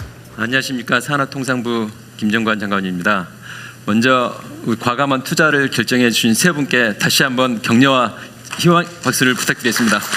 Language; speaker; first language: Korean; native; Korean